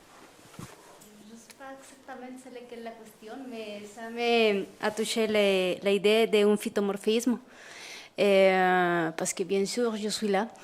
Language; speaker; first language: French; non-native, fluent; Spanish